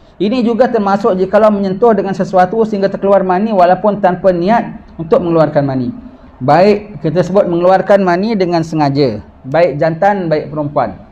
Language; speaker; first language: Malay; native; Malay